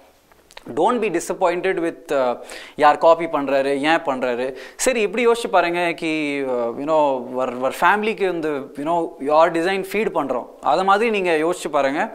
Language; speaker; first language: Tamil; non-native, local second language; Hindi